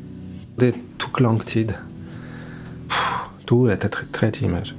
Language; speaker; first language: Norwegian; non-native, fluent; French